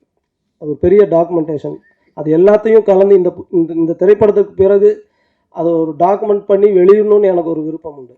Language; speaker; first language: Tamil; native; Tamil